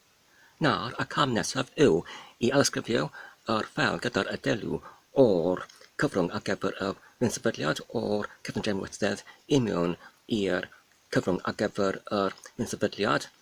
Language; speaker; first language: Welsh; non-native, learner; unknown